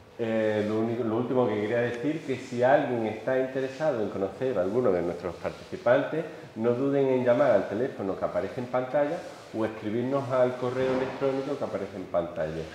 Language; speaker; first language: Spanish; native; Spanish